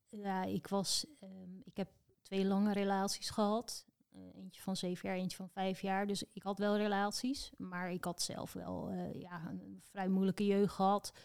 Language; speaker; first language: Dutch; native; Dutch